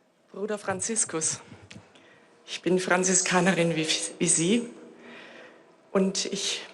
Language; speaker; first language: German; non-native, fluent; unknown